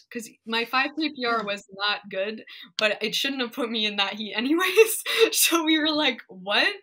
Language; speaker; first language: English; native; English